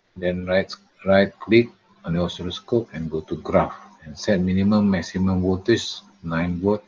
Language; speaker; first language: English; non-native, local second language; Malay